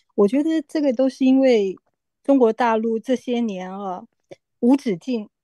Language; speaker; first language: Chinese; native; Chinese